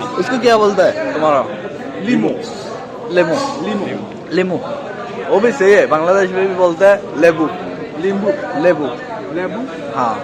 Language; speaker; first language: Hindi; non-native, learner; Bangla